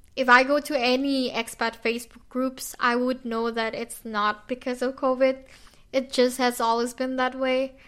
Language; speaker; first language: English; non-native, fluent; Indonesian